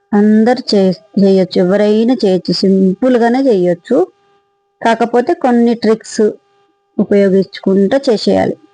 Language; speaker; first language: Telugu; non-native, local second language; Marathi